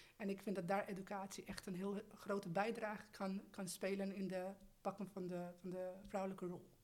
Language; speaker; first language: Dutch; early bilingual, other home language; Albanian